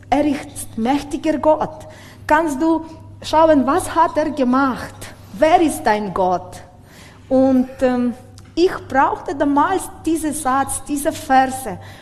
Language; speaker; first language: German; non-native, learner; Ukrainian